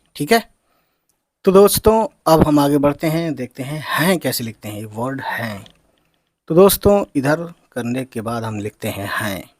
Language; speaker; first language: Hindi; native; Hindi